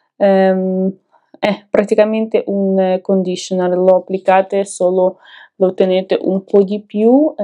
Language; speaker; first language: Italian; non-native, fluent; Ukrainian